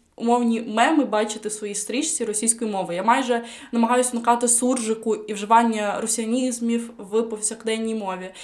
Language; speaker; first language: Ukrainian; non-native, local second language; Russian